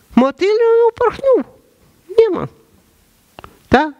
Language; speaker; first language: Polish; non-native, learner; Russian